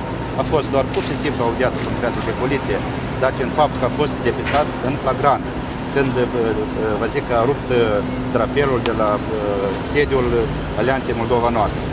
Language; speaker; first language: Romanian; native; Romanian